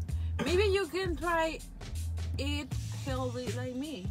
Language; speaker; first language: English; non-native, learner; Spanish